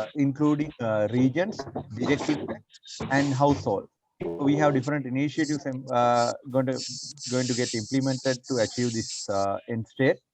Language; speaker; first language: English; non-native, local second language; Sinhala